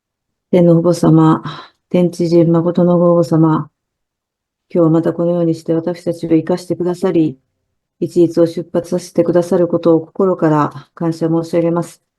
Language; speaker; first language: Japanese; native; Japanese